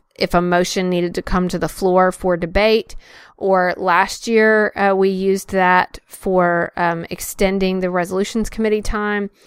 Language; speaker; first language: English; native; English